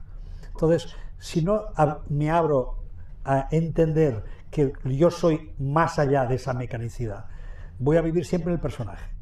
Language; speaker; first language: Spanish; native; Spanish